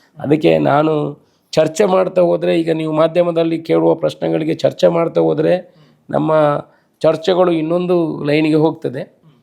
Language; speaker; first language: Kannada; non-native, local second language; Tulu